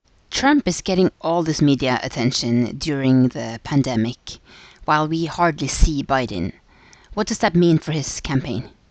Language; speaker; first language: English; non-native, fluent; Norwegian